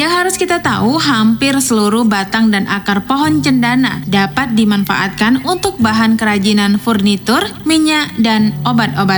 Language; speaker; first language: Indonesian; native; Indonesian